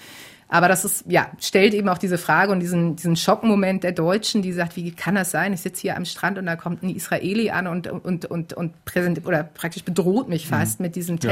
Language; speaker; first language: German; native; German